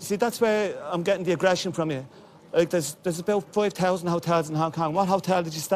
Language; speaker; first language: English; native; English